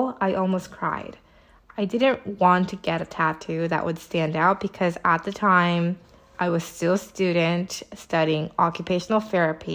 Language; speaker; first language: English; native; English